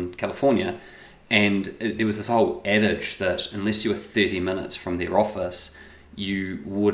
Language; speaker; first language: English; native; English